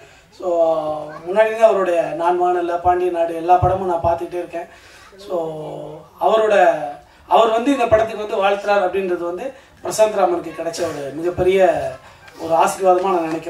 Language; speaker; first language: Tamil; native; Tamil